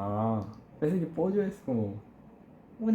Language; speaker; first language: Spanish; non-native, learner; Korean